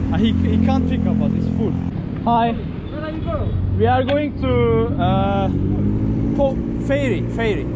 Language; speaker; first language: English; non-native, learner; Turkish